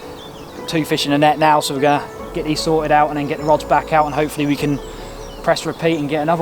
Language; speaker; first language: English; native; English